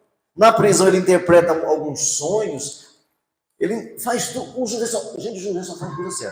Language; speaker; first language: Portuguese; native; Portuguese